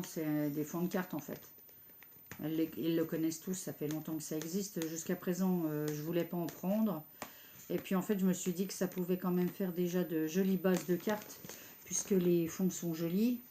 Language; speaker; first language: French; native; French